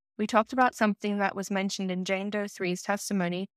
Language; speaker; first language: English; native; English